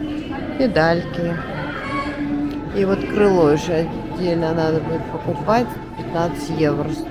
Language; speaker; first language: Russian; native; Russian